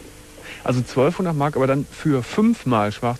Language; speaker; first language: German; native; German